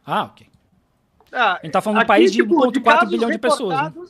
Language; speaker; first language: Portuguese; native; Portuguese